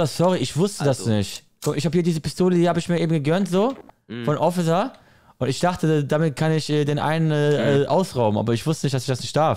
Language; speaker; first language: German; native; German